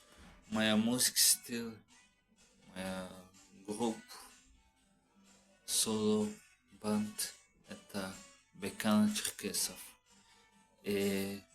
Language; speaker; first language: Russian; non-native, learner; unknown